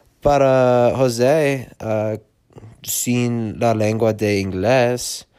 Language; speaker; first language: Spanish; non-native, learner; English